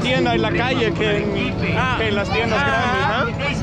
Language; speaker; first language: Spanish; non-native, fluent; Danish